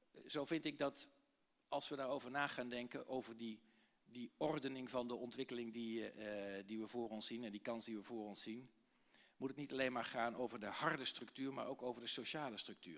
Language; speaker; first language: Dutch; native; Dutch